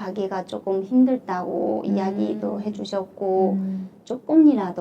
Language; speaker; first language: Korean; non-native, fluent; Chinese